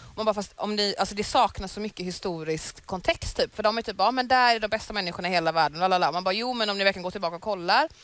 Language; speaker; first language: Swedish; native; Swedish